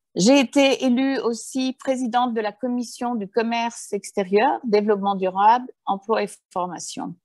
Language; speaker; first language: French; early bilingual, heritage; Spanish